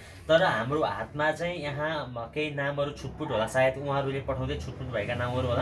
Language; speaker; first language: Nepali; native; Nepali